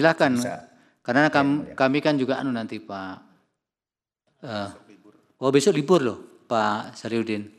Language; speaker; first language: Indonesian; native; Indonesian